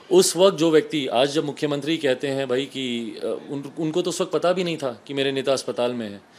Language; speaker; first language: Hindi; native; Hindi